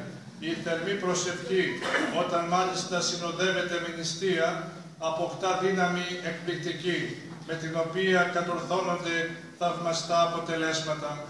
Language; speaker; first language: Greek; native; Greek